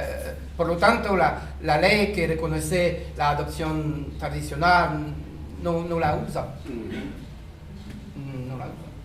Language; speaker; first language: Spanish; non-native, fluent; French